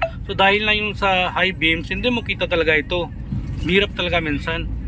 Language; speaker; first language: Filipino; non-native, learner; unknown